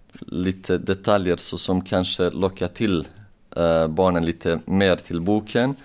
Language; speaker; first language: Swedish; non-native, local second language; Bosnian